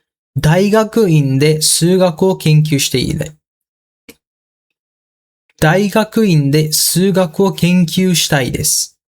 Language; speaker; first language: Japanese; non-native, fluent; Sinhala